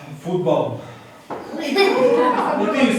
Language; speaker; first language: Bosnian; non-native, fluent; Russian